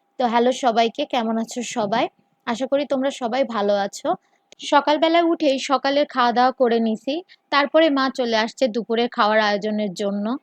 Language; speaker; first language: Bangla; native; Bangla